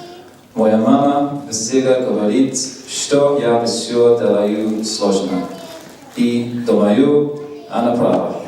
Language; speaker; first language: Russian; non-native, learner; English